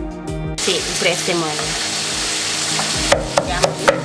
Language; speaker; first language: Italian; non-native, learner; Wolof